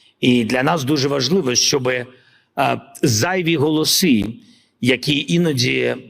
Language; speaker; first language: Ukrainian; non-native, local second language; Russian